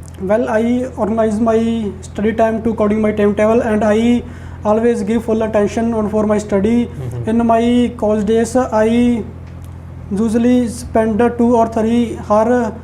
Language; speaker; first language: English; non-native, learner; Punjabi